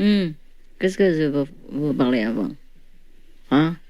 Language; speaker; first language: French; non-native, learner; Vietnamese